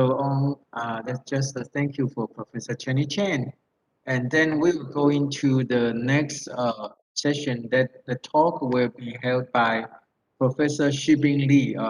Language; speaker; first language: English; non-native, fluent; Thai